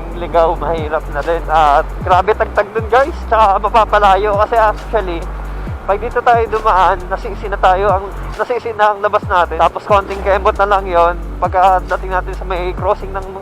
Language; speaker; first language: Filipino; non-native, local second language; Bikol